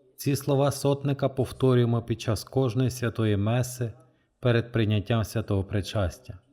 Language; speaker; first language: Ukrainian; non-native, fluent; French